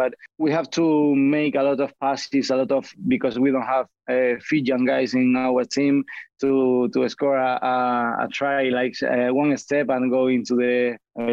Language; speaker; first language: English; non-native, fluent; Spanish